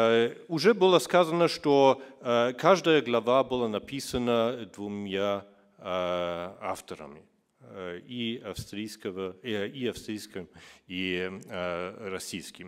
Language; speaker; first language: Russian; non-native, fluent; German